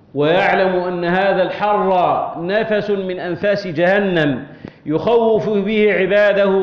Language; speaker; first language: Arabic; native; Arabic